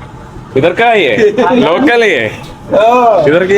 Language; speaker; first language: Hindi; non-native, learner; Malayalam